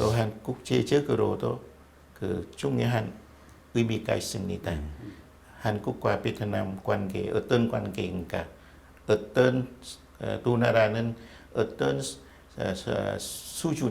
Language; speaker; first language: Korean; non-native, fluent; Vietnamese